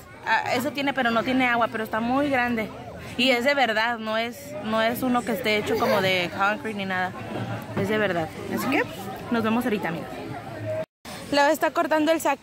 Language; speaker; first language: Spanish; native; Spanish